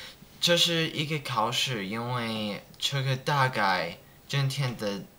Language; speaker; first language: Chinese; non-native, learner; English